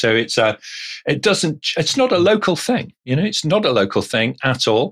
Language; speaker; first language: English; native; English